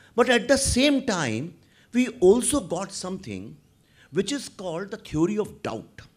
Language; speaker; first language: English; non-native, local second language; Hindi